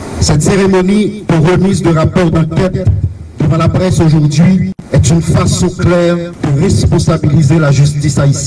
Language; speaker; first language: French; non-native, local second language; Haitian Creole